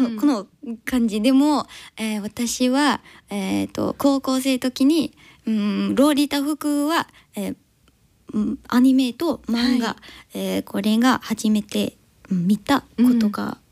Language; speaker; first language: Japanese; non-native, learner; English